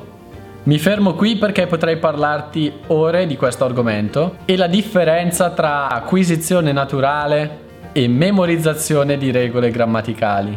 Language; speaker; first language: Italian; native; Italian